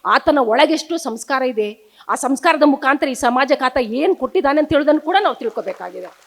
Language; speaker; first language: Kannada; non-native, local second language; Tulu